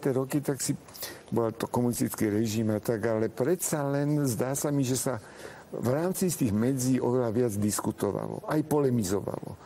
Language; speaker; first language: Slovak; non-native, local second language; Hungarian